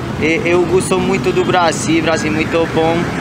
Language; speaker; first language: Portuguese; non-native, learner; Spanish